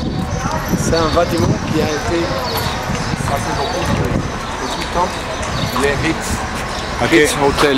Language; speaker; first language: French; non-native, learner; Spanish